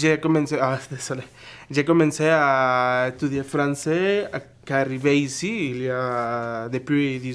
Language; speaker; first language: French; non-native, learner; Spanish